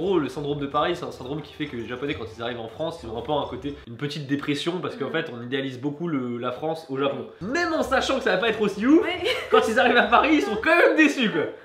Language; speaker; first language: French; native; French